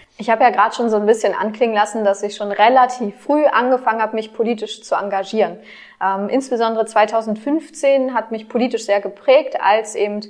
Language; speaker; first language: German; native; German